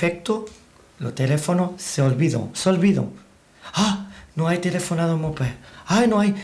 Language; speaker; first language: Spanish; non-native, learner; Portuguese